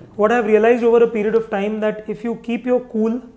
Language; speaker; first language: English; non-native, local second language; Hindi